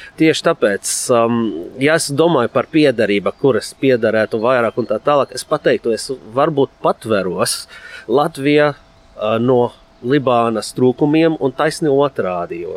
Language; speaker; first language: Latvian; non-native, fluent; Arabic